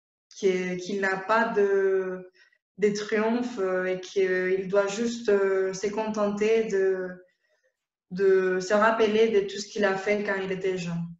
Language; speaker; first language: French; non-native, fluent; Spanish